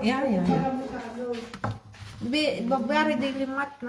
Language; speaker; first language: Norwegian; non-native, learner; Filipino